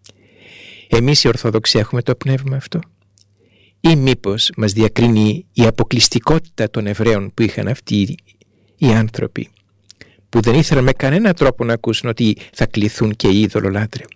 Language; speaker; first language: Greek; native; Greek